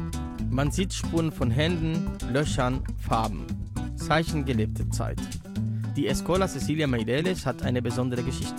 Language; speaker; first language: German; native; German